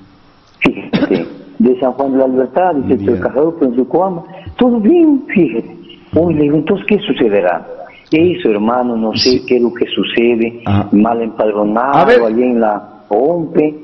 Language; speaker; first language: Spanish; native; Spanish